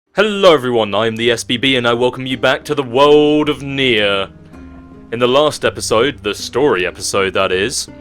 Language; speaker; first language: English; native; English